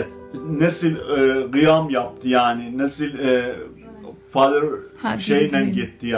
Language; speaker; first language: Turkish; non-native, fluent; Azerbaijani